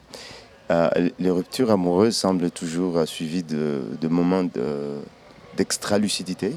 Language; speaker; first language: French; non-native, local second language; Kinyarwanda